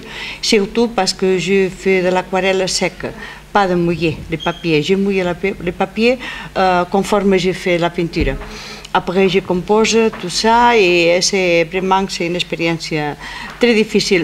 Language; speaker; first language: French; non-native, fluent; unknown